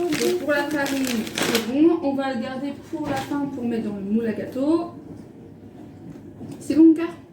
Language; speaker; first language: French; native; French